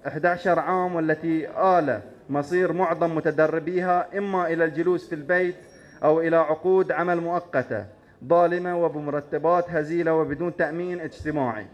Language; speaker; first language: Arabic; native; Arabic